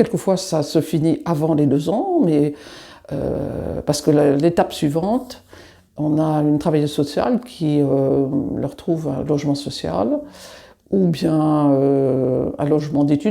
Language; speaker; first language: French; native; French